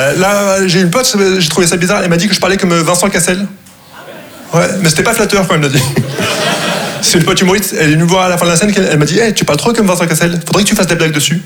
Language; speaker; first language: French; non-native, local second language; Arabic